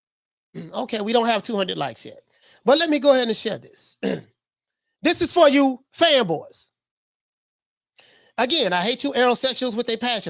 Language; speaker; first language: English; native; English